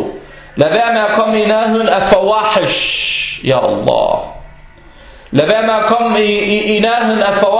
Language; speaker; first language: Danish; non-native, local second language; Arabic